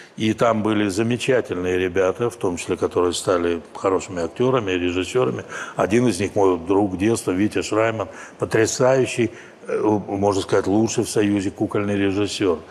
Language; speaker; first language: Russian; native; Russian